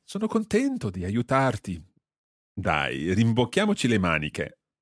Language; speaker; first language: Italian; non-native, fluent; English